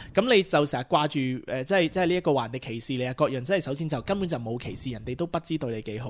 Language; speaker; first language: Cantonese; early bilingual, heritage; Cantonese